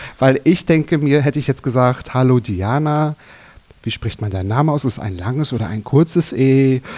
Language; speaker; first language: German; native; German